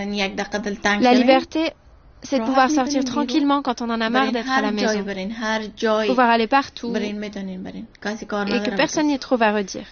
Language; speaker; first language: French; non-native, fluent; Persian